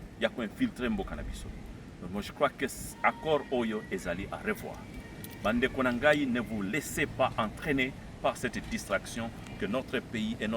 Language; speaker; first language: French; non-native, local second language; Lingala